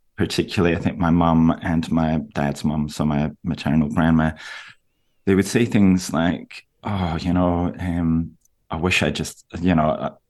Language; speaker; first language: English; native; English